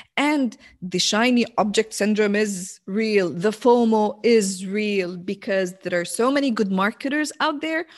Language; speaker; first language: English; non-native, fluent; Arabic